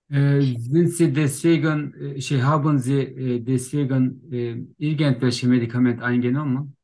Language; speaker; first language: German; non-native, learner; Turkish